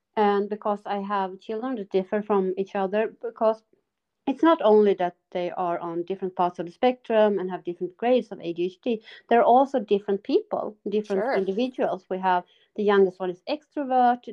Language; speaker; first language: English; non-native, fluent; Swedish